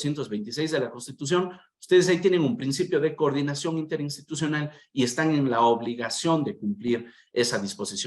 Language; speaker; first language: Spanish; native; Spanish